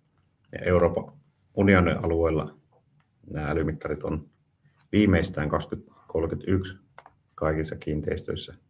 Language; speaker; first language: Finnish; native; Finnish